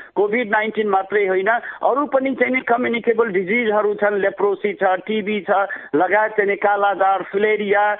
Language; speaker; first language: Nepali; non-native, local second language; Maithili